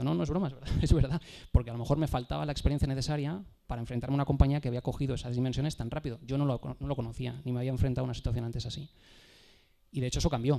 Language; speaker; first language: Spanish; native; Spanish